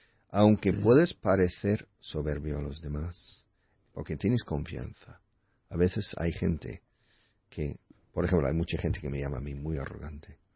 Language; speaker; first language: Spanish; non-native, fluent; English